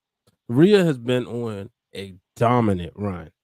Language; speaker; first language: English; native; English